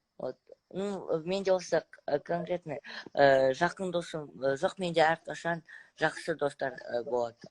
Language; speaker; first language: Kazakh; non-native, local second language; Russian